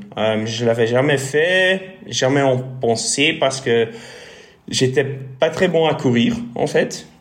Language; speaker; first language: French; non-native, fluent; Dutch